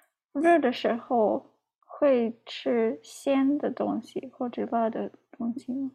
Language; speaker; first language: Chinese; non-native, learner; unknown